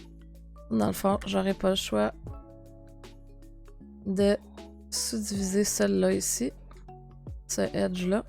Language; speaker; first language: French; native; French